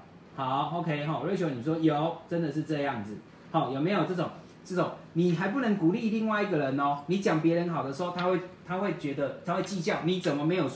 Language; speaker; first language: Chinese; native; Chinese